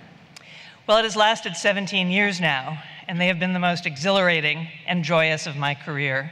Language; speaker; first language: English; native; English